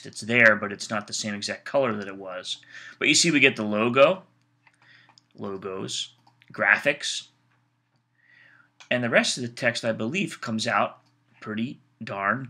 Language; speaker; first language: English; native; English